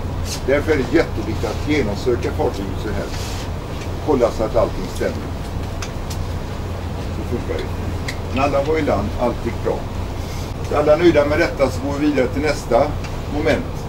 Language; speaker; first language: Swedish; native; Swedish